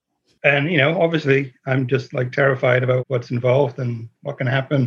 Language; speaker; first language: English; native; English